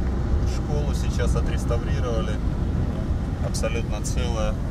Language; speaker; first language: Russian; native; Russian